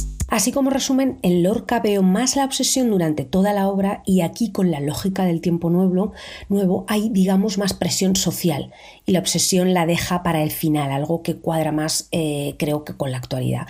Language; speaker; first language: Spanish; native; Spanish